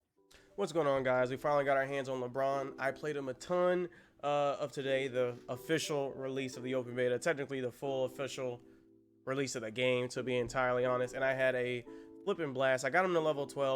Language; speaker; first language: English; native; English